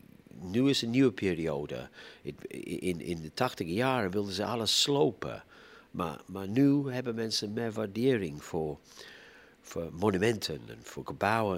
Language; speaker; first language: Dutch; non-native, fluent; English